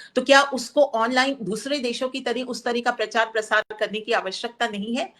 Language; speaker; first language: Hindi; native; Hindi